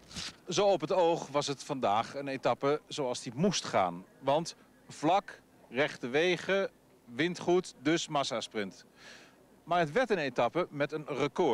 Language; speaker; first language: Dutch; native; Dutch